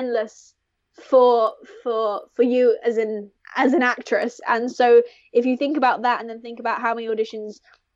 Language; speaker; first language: English; native; English